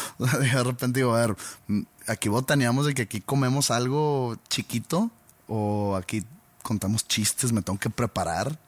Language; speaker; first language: Spanish; native; Spanish